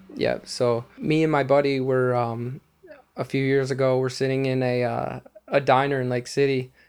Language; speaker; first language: English; native; English